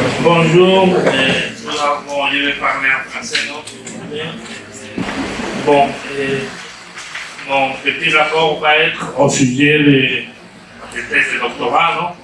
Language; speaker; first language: French; non-native, fluent; Spanish